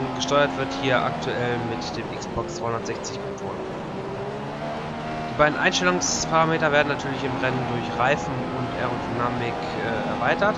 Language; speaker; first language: German; native; German